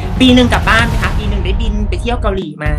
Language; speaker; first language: Thai; native; Thai